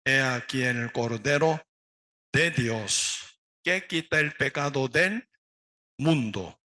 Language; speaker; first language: Spanish; non-native, learner; Korean